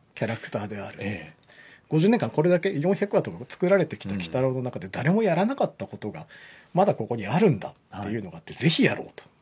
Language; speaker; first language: Japanese; native; Japanese